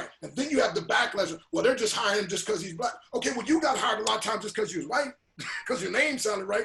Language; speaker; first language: English; native; English